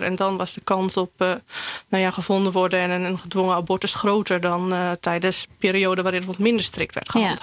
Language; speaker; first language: Dutch; native; Dutch